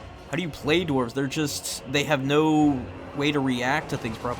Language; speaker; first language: English; native; English